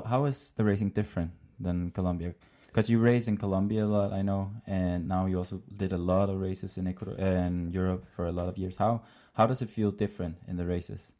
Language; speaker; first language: English; non-native, fluent; Danish